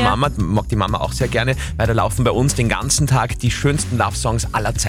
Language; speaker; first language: German; native; German